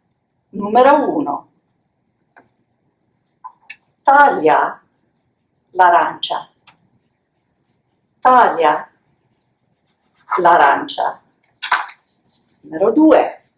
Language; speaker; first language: Italian; non-native, fluent; English